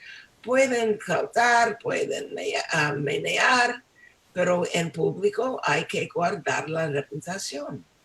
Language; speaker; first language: Spanish; non-native, fluent; English